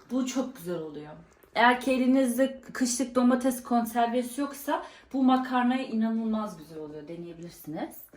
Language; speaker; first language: Turkish; native; Turkish